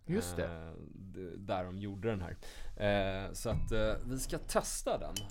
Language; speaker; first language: Swedish; native; Swedish